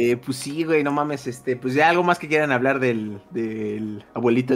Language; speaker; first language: Spanish; native; Spanish